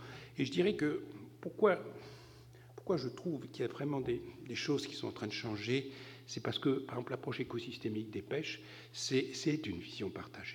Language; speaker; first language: French; native; French